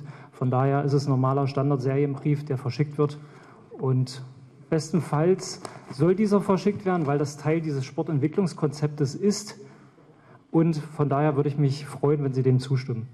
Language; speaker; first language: German; native; German